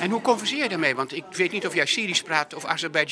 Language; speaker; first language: Dutch; native; Dutch